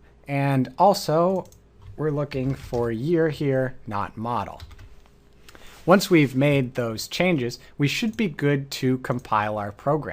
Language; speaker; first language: English; native; English